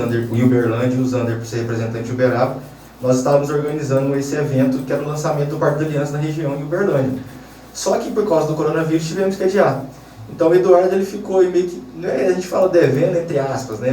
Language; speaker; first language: Portuguese; native; Portuguese